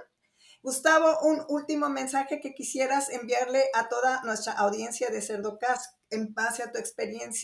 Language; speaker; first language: Spanish; native; Spanish